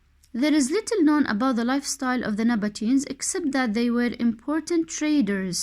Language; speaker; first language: English; non-native, fluent; Arabic